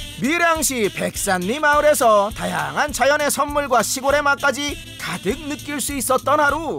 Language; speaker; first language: Korean; native; Korean